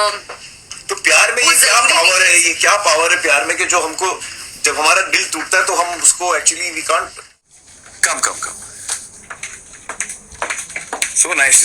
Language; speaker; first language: Hindi; native; Hindi